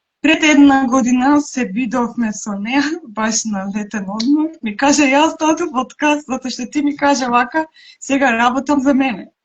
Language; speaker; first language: Macedonian; non-native, local second language; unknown